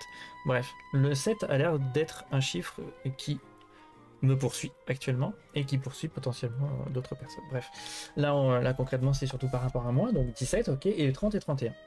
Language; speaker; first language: French; native; French